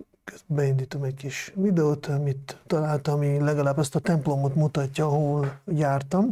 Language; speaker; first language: Hungarian; non-native, local second language; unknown